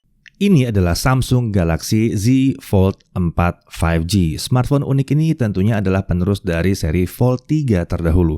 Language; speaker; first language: Indonesian; native; Indonesian